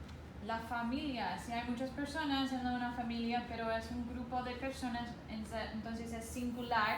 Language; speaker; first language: Spanish; non-native, fluent; English